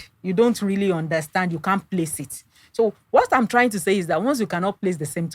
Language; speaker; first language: English; non-native, local second language; Yoruba